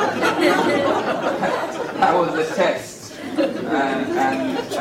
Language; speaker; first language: English; non-native, local second language; Bemba